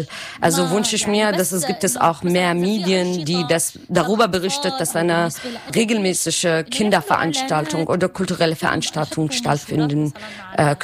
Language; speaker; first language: German; non-native, learner; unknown